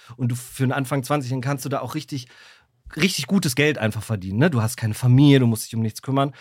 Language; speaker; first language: German; native; German